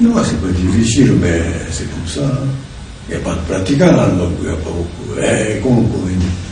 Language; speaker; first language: French; non-native, learner; Japanese